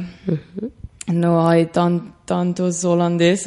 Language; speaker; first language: Spanish; non-native, learner; Dutch